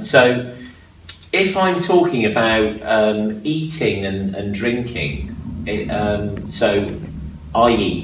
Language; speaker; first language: English; native; English